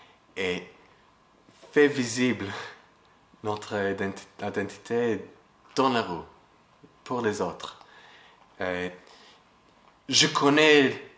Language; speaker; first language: French; non-native, fluent; English